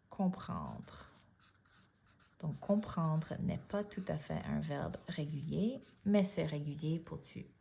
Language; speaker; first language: French; non-native, fluent; English